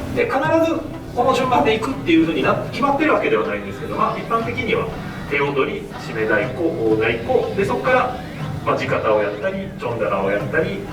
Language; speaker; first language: Japanese; native; Japanese